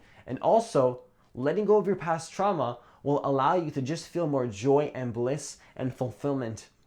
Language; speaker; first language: English; native; English